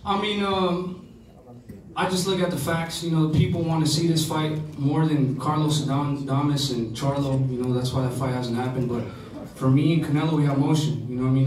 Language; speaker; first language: English; early bilingual, other home language; Spanish